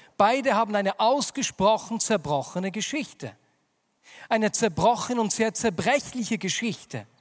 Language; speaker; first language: German; native; German